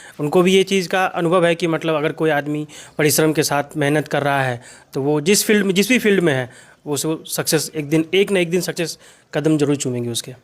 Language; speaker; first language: Hindi; native; Hindi